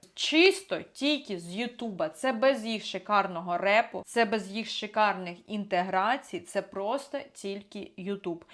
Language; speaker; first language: Ukrainian; non-native, local second language; Russian